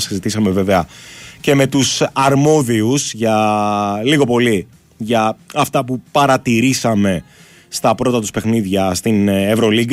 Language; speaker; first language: Greek; native; Greek